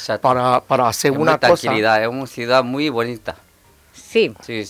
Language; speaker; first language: Spanish; non-native, learner; Chinese